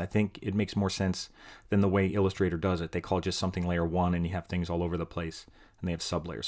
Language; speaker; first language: English; native; English